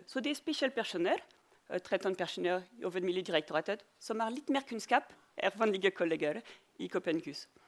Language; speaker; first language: Norwegian; non-native, fluent; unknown